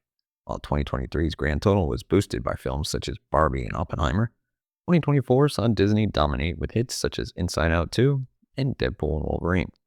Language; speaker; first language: English; native; English